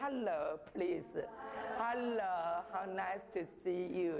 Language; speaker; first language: English; non-native, fluent; Chinese